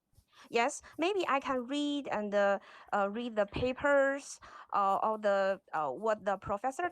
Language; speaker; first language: English; non-native, learner; Chinese